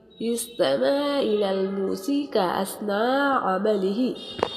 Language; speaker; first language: Arabic; non-native, fluent; Urdu